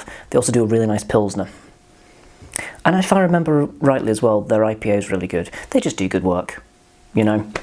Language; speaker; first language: English; native; English